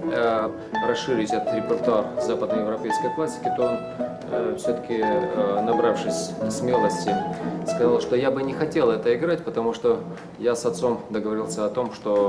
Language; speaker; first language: Russian; native; Russian